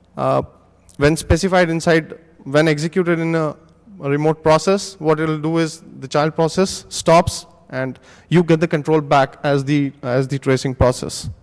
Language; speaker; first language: English; non-native, local second language; Hindi